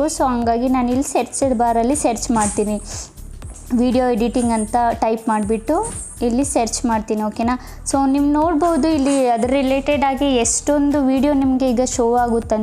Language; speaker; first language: Kannada; native; Kannada